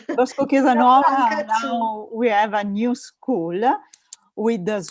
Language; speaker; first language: English; non-native, learner; Italian